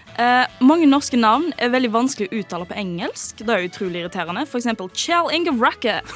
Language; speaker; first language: Norwegian; native; Norwegian